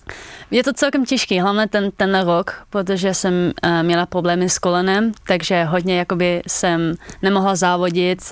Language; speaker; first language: Czech; early bilingual, heritage; Dutch